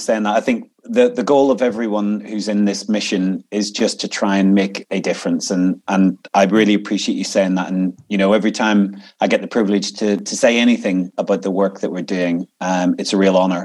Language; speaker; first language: English; native; English